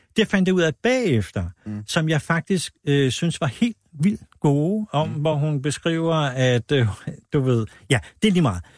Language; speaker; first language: Danish; native; Danish